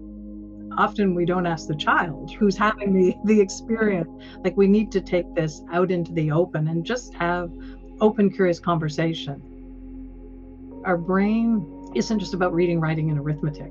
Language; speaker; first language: English; native; English